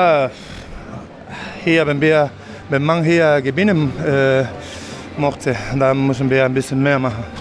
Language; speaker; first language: German; non-native, fluent; Spanish